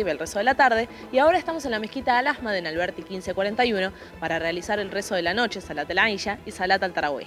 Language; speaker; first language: Spanish; native; Spanish